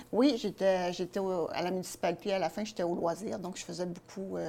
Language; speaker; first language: French; native; French